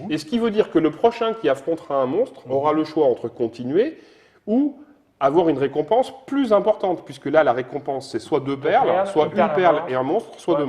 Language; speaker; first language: French; native; French